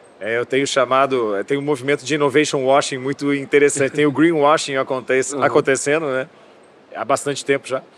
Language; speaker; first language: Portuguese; native; Portuguese